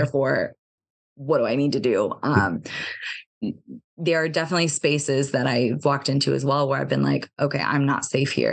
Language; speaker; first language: English; native; English